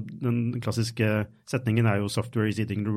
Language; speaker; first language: Norwegian; native; Norwegian